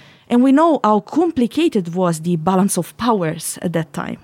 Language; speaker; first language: English; non-native, fluent; Italian